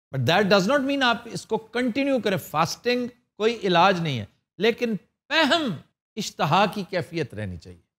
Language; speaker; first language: Urdu; native; Urdu